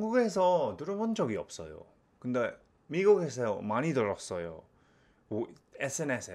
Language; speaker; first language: Korean; non-native, learner; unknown